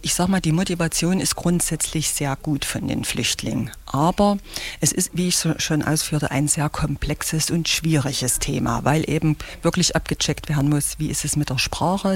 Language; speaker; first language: German; native; German